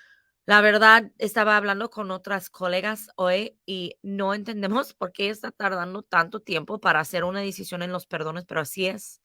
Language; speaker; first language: Spanish; non-native, fluent; English